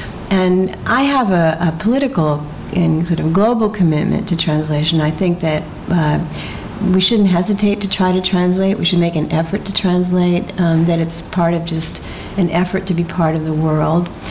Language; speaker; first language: English; native; English